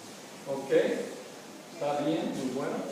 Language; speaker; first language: Spanish; non-native, learner; English